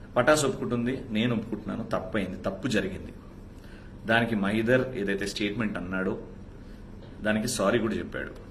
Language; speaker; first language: Telugu; native; Telugu